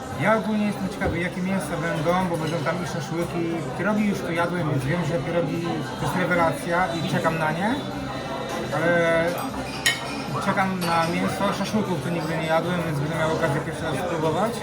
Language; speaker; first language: Polish; native; Polish